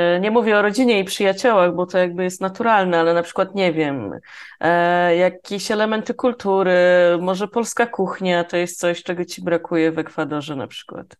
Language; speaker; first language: Polish; native; Polish